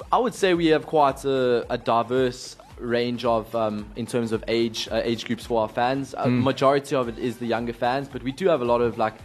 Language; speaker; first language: English; native; English